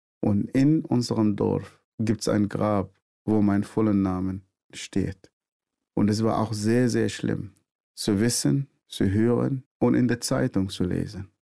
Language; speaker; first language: German; non-native, fluent; Arabic